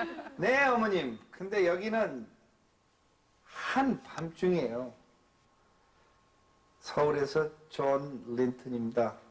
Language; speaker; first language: Korean; non-native, local second language; English